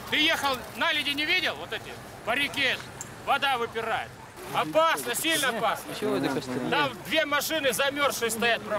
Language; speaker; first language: Russian; native; Russian